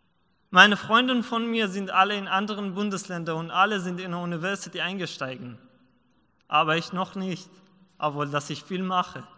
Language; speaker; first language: German; non-native, learner; Persian